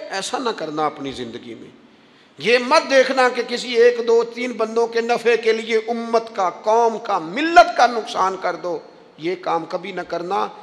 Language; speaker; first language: Urdu; non-native, local second language; Punjabi